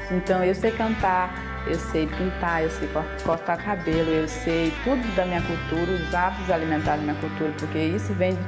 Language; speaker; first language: Portuguese; non-native, local second language; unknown